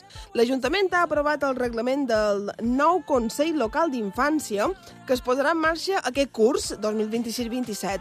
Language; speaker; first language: Catalan; native; Catalan